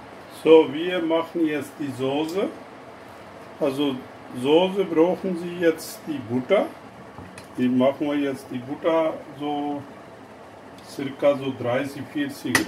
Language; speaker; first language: German; non-native, learner; Urdu